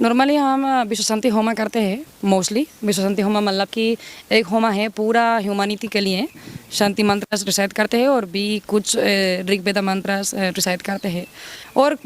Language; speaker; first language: Hindi; non-native, learner; Spanish